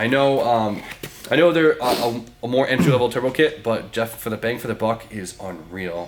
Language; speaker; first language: English; native; English